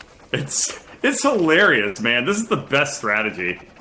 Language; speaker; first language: English; native; English